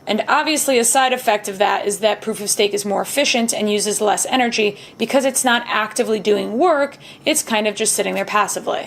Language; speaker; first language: English; native; English